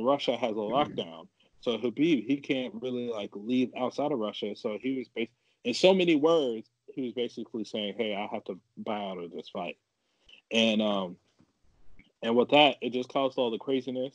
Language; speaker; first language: English; native; English